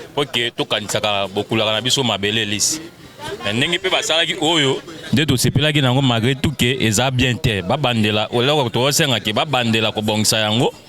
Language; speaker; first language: Lingala; native; Lingala